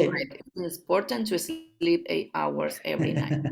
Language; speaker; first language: English; non-native, learner; Spanish